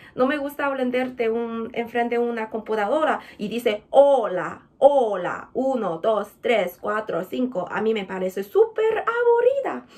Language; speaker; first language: Spanish; non-native, fluent; Chinese